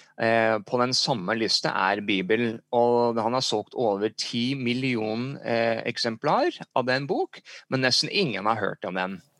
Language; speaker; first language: Norwegian; early bilingual, heritage; English